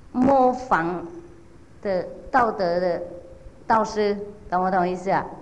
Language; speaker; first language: Chinese; non-native, fluent; Vietnamese